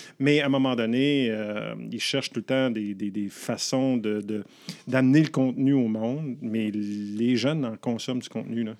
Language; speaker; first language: French; native; French